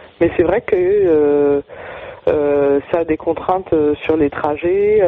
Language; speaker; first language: French; native; French